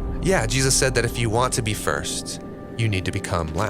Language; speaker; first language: English; native; English